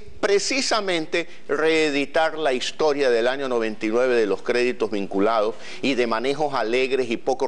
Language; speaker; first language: Spanish; native; Spanish